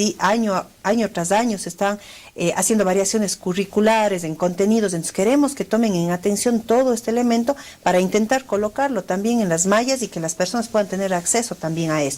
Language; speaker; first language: Spanish; native; Spanish